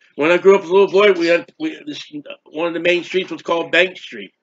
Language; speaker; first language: English; native; English